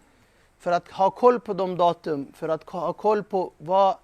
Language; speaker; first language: Swedish; non-native, fluent; Urdu